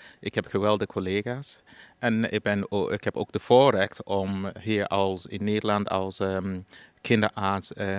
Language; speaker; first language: Dutch; non-native, fluent; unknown